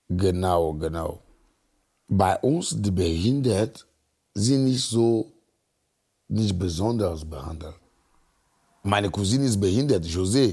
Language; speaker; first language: German; non-native, fluent; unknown